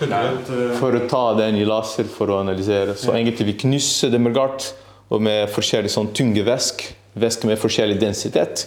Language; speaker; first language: Norwegian; non-native, learner; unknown